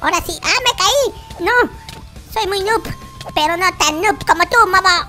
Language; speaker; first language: Spanish; native; Spanish